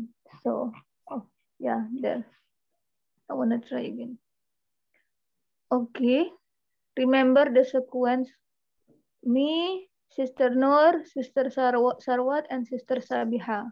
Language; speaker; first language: English; non-native, learner; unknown